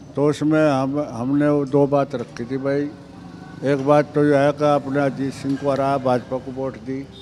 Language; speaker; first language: Hindi; native; Hindi